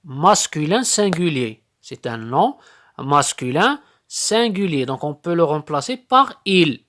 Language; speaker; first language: French; non-native, local second language; Arabic